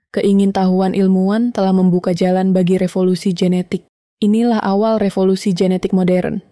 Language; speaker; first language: Indonesian; native; Indonesian